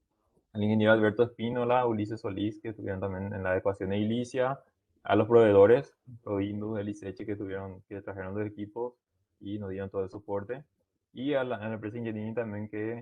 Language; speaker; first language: Spanish; native; Spanish